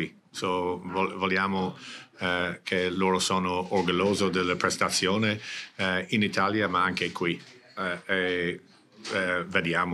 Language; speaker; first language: Italian; non-native, learner; English